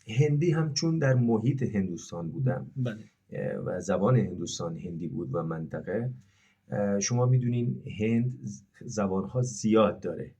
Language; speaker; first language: Persian; non-native, fluent; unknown